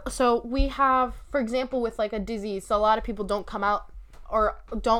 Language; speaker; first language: English; native; English